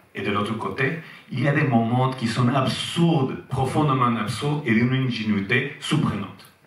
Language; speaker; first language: French; non-native, fluent; Spanish